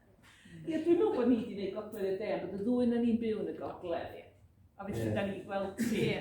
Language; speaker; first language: Welsh; native; Welsh